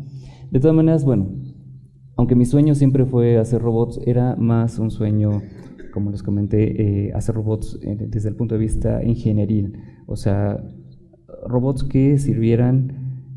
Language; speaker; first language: Spanish; native; Spanish